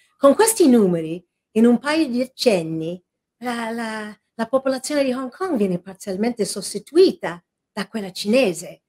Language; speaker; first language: Italian; non-native, fluent; English